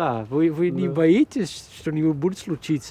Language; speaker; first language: Russian; non-native, fluent; Dutch